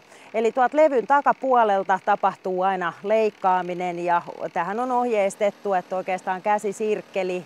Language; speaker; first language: Finnish; native; Finnish